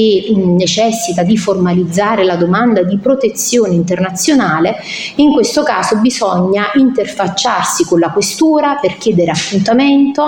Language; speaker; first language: Italian; native; Italian